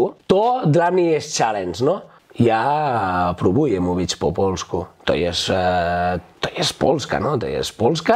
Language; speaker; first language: Polish; non-native, learner; Catalan